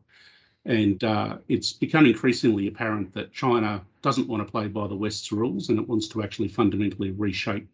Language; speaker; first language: English; native; English